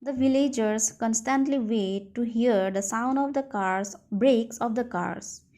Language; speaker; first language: English; non-native, local second language; Assamese